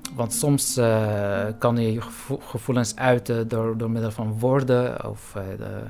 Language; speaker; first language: Dutch; non-native, fluent; Arabic